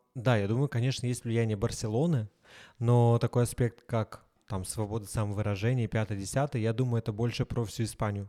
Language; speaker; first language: Russian; native; Russian